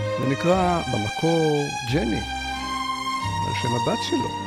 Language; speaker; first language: Hebrew; native; Hebrew